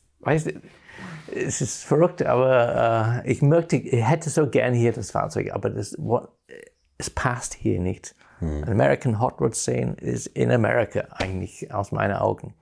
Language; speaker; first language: German; non-native, fluent; English